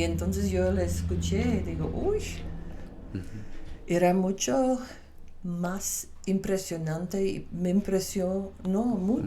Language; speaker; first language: Spanish; non-native, fluent; Dutch